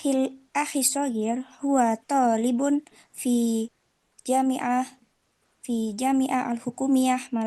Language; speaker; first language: Arabic; non-native, learner; Indonesian